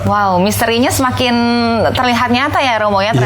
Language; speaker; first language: Indonesian; native; Indonesian